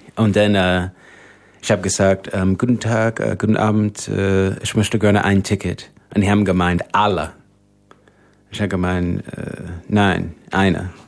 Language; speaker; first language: German; non-native, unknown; English